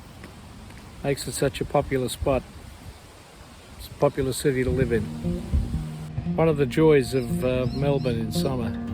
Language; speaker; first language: English; native; English